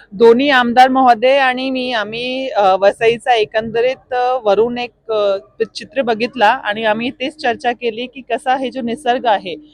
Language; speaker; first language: Marathi; native; Marathi